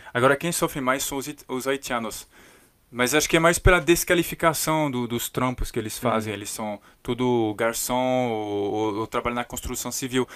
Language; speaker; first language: Portuguese; non-native, fluent; French